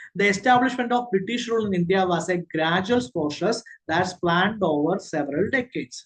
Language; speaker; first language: English; non-native, local second language; Malayalam